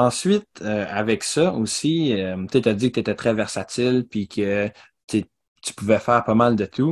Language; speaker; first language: French; native; French